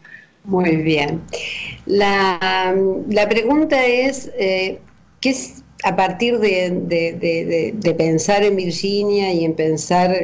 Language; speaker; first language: Spanish; native; Spanish